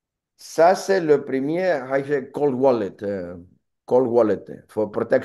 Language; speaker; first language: French; non-native, learner; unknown